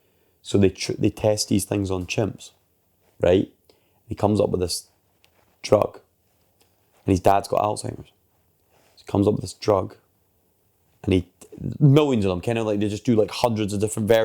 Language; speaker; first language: English; native; English